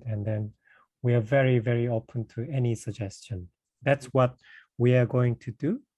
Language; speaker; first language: English; non-native, fluent; Korean